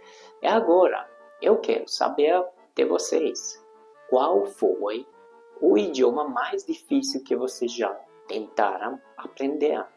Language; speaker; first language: Portuguese; non-native, fluent; Hungarian